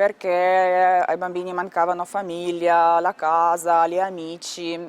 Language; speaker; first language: Italian; non-native, learner; Ukrainian